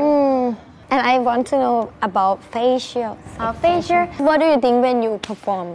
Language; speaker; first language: English; non-native, learner; Thai